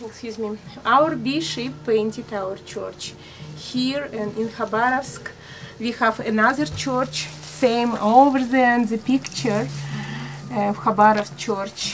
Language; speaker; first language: English; non-native, learner; Russian